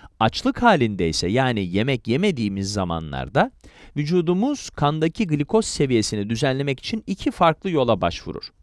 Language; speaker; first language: Turkish; native; Turkish